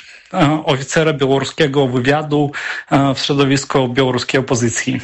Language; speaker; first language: Polish; non-native, fluent; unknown